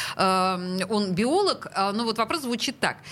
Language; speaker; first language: Russian; native; Russian